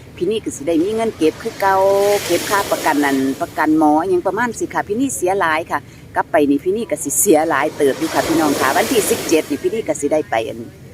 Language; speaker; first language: Thai; non-native, local second language; Northeastern Thai